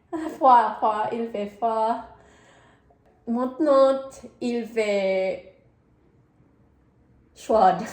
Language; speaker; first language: French; non-native, learner; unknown